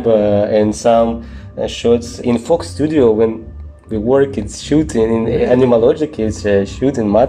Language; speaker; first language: English; non-native, learner; Russian